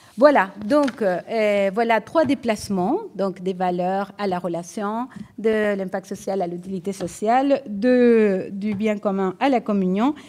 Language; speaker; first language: French; non-native, fluent; Spanish